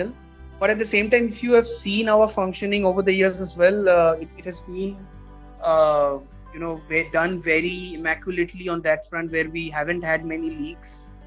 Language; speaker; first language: English; non-native, local second language; Bangla